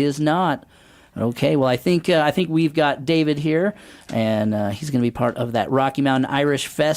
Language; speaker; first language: English; native; English